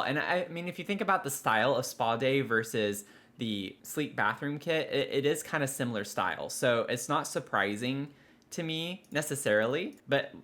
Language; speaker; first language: English; native; English